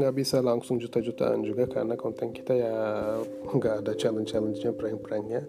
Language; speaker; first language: Indonesian; non-native, fluent; Turkish